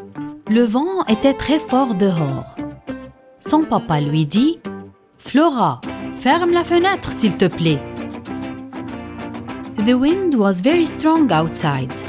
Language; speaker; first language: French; non-native, fluent; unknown